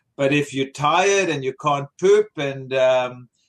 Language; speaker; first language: English; native; English